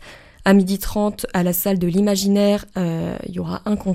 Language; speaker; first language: French; native; French